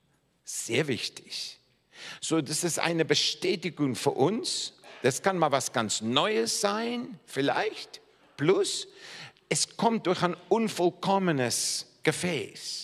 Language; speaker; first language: German; non-native, fluent; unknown